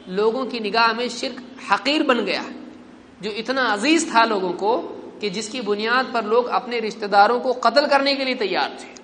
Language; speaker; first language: Urdu; native; Urdu